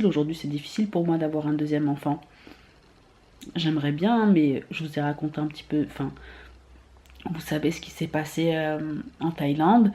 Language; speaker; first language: French; native; French